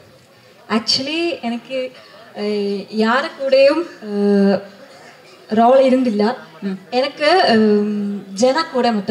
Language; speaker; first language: Tamil; non-native, learner; Malayalam